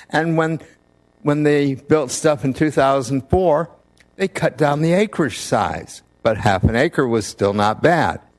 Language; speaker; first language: English; native; English